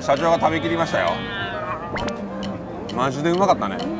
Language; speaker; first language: Japanese; native; Japanese